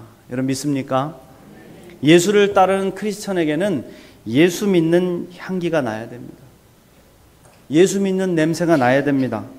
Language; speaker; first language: Korean; native; Korean